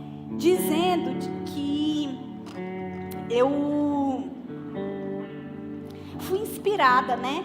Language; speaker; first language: Portuguese; native; Portuguese